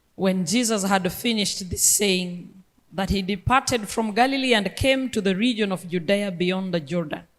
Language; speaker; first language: English; non-native, local second language; Luo (Kenya and Tanzania)